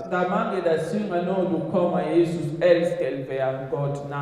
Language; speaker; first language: Danish; non-native, fluent; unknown